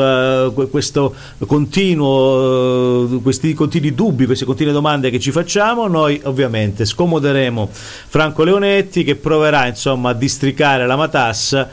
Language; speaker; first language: Italian; native; Italian